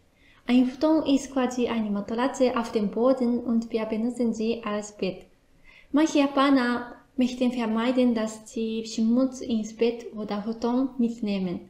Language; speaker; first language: German; non-native, fluent; Japanese